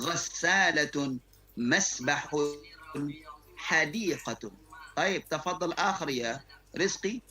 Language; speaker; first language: Arabic; non-native, fluent; Indonesian